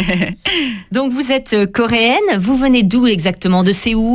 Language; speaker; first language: French; native; French